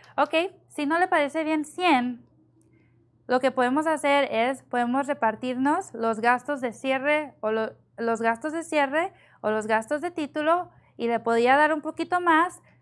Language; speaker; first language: Spanish; early bilingual, heritage; Spanish